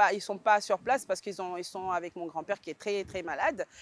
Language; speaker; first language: French; native; French